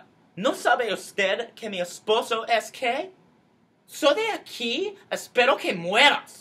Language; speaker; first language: Spanish; non-native, learner; English